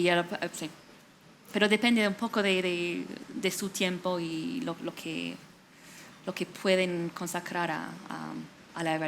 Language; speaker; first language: Spanish; non-native, fluent; English